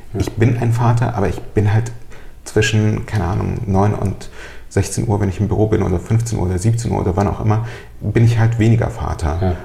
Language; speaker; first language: German; early bilingual, other home language; Russian